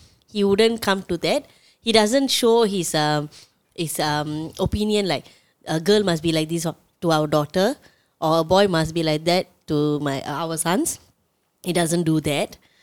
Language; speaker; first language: English; non-native, local second language; Tamil